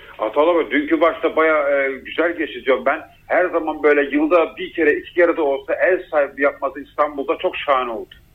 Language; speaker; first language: Turkish; early bilingual, heritage; Turkish